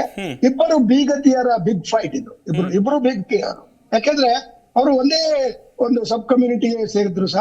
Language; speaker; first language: Kannada; native; Kannada